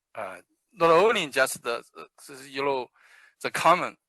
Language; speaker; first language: English; non-native, fluent; Chinese